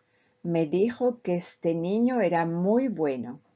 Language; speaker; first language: Spanish; non-native, fluent; French